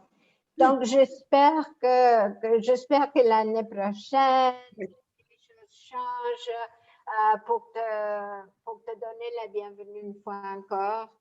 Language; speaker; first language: French; non-native, fluent; Spanish